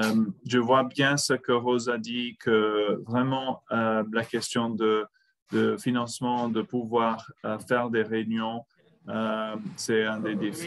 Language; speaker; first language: French; non-native, fluent; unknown